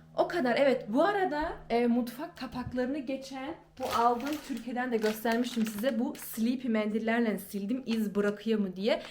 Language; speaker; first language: Turkish; early bilingual, heritage; Turkish